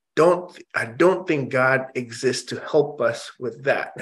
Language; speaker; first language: English; early bilingual, other home language; Indonesian